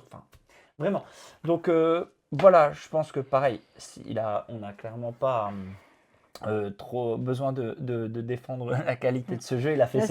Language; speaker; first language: French; native; French